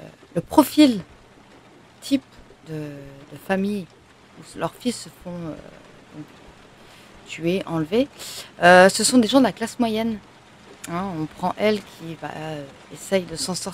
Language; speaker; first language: French; native; French